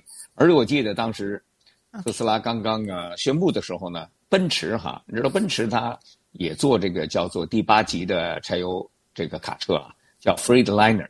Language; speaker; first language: Chinese; native; Chinese